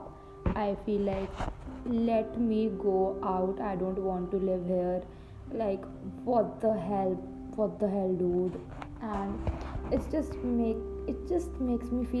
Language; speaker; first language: English; non-native, local second language; Punjabi